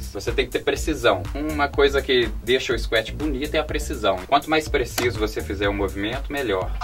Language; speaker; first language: Portuguese; native; Portuguese